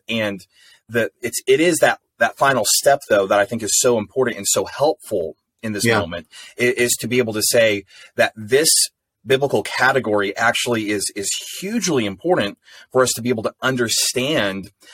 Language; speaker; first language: English; native; English